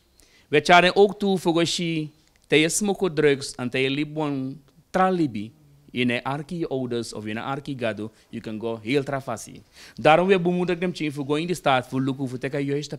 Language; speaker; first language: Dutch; non-native, local second language; Sranan Tongo